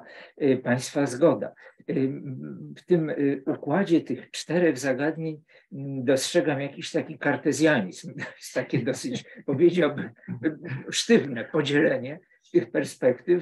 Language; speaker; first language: Polish; native; Polish